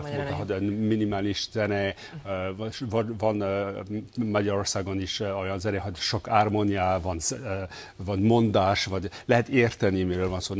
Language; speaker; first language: Hungarian; non-native, fluent; French